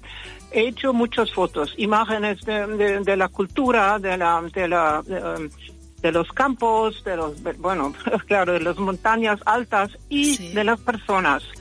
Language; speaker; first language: Spanish; early bilingual, other home language; German